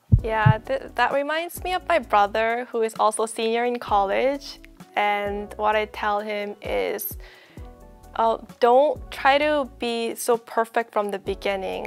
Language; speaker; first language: English; non-native, fluent; Korean